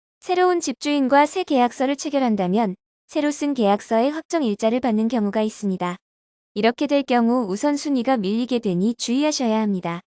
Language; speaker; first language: Korean; native; Korean